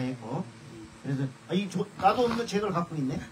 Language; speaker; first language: Korean; native; Korean